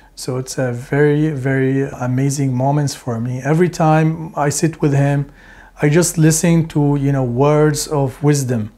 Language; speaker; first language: English; non-native, fluent; Arabic